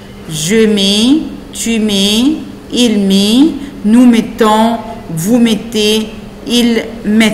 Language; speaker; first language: French; non-native, fluent; Arabic